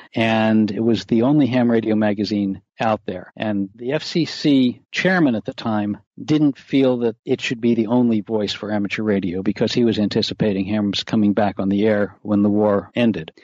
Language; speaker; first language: English; native; English